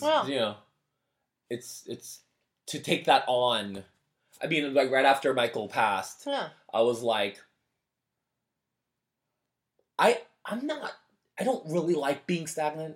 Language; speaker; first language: English; early bilingual, other home language; Korean